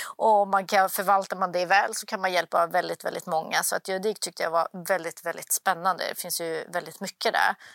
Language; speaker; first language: Swedish; early bilingual, other home language; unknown